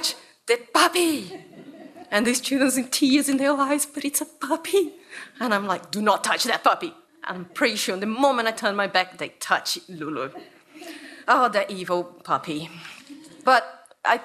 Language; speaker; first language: English; non-native, fluent; Portuguese